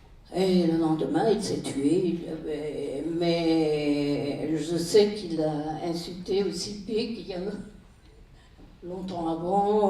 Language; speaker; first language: French; non-native, fluent; German